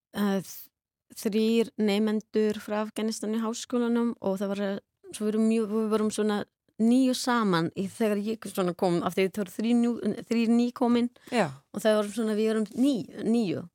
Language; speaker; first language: Icelandic; non-native, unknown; Persian